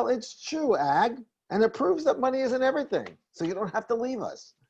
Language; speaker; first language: English; native; English